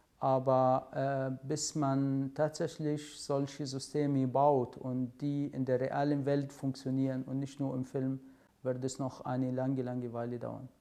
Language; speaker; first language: German; non-native, fluent; Arabic